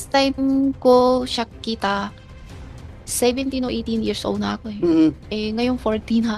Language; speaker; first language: Filipino; non-native, learner; Chinese